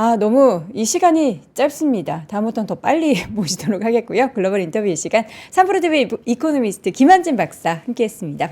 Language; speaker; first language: Korean; native; Korean